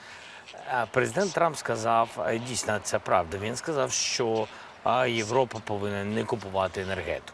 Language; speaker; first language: Ukrainian; non-native, local second language; Russian